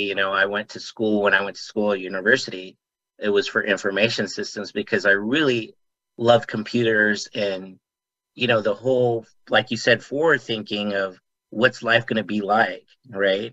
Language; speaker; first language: English; native; English